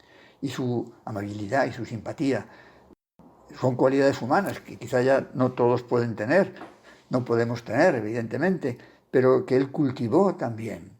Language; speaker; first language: Spanish; native; Spanish